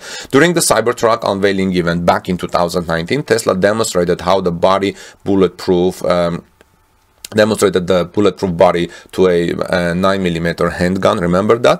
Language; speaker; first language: English; non-native, fluent; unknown